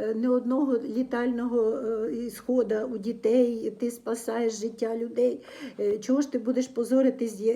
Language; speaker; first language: Ukrainian; non-native, local second language; Russian